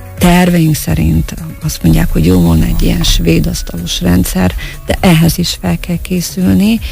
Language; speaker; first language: Hungarian; native; Hungarian